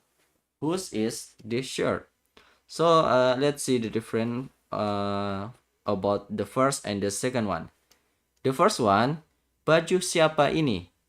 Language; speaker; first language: English; non-native, learner; Indonesian